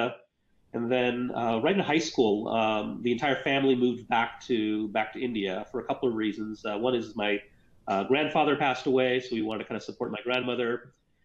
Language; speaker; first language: English; early bilingual, other home language; Gujarati